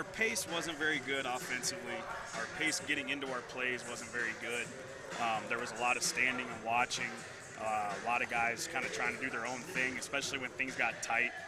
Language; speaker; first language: English; native; English